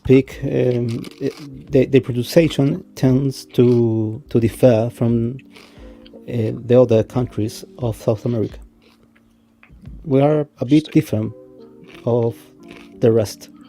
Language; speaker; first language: English; non-native, fluent; Spanish